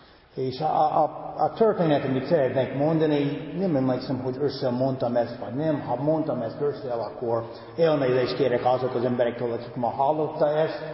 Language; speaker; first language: Hungarian; non-native, fluent; English